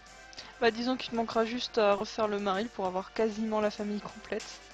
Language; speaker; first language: French; native; French